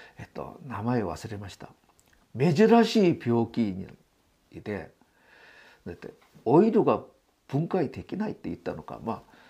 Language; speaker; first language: Japanese; non-native, fluent; Korean